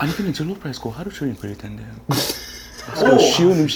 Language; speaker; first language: Korean; non-native, fluent; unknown